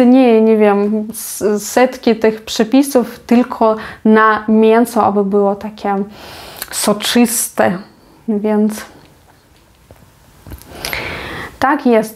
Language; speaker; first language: Polish; non-native, fluent; Ukrainian